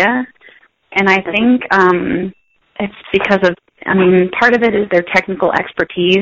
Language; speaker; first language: English; native; English